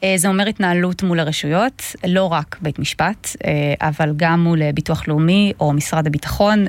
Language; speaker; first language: Hebrew; non-native, fluent; Russian